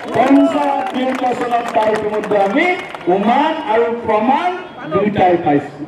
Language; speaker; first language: Assamese; native; Assamese